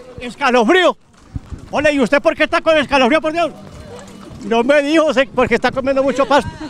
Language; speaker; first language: Spanish; native; Spanish